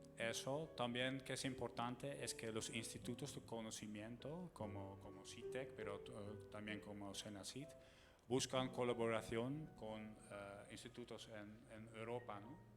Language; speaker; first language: Spanish; non-native, fluent; Dutch